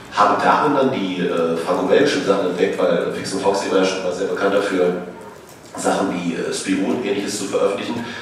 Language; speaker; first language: German; native; German